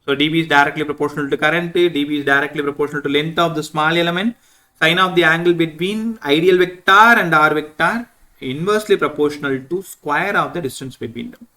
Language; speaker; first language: English; non-native, local second language; Tamil